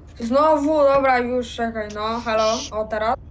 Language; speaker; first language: Polish; native; Polish